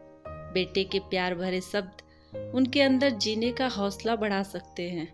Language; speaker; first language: Hindi; native; Hindi